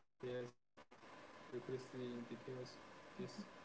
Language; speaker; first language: English; non-native, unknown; Chinese